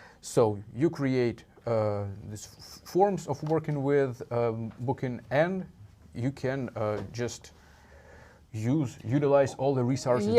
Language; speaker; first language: English; non-native, fluent; Russian